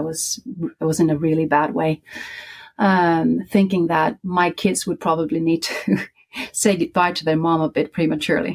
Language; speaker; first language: English; non-native, fluent; Icelandic